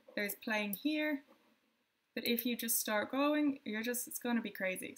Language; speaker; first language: English; native; English